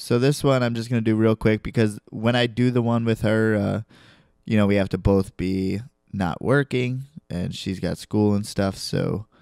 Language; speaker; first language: English; native; English